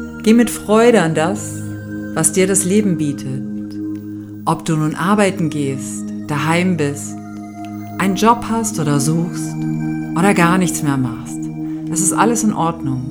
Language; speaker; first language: German; native; German